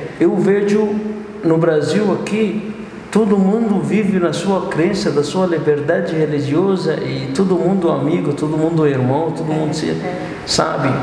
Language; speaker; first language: Portuguese; non-native, fluent; Arabic